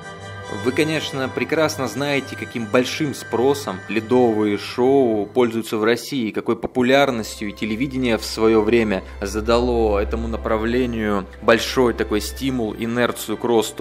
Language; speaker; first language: Russian; native; Russian